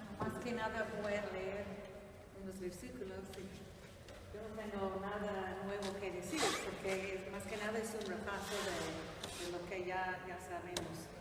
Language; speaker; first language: Spanish; non-native, fluent; English